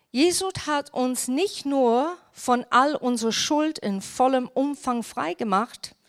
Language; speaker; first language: German; non-native, fluent; English